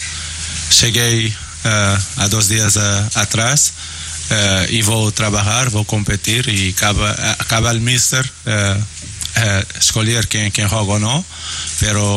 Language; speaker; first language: Spanish; non-native, learner; Portuguese